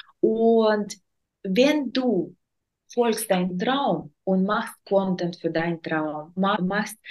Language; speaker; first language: German; non-native, learner; Russian